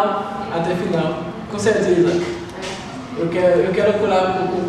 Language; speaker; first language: Portuguese; non-native, learner; Haitian Creole